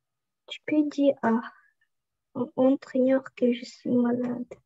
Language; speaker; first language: French; non-native, learner; Russian